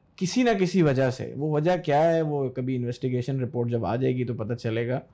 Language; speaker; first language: Urdu; native; Urdu